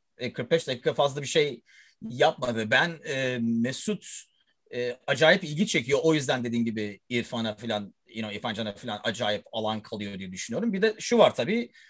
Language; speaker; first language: Turkish; early bilingual, heritage; Turkish